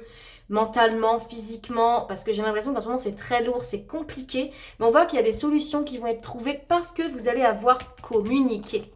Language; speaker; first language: French; native; French